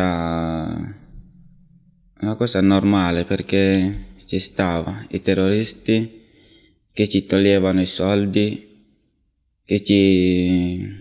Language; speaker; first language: Italian; non-native, learner; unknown